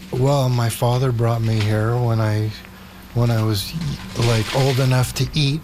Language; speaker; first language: English; native; English